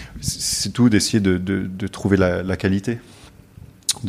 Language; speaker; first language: French; non-native, fluent; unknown